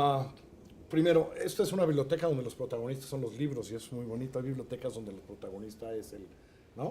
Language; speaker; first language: Spanish; native; Spanish